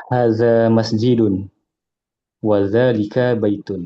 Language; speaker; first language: Arabic; non-native, learner; Indonesian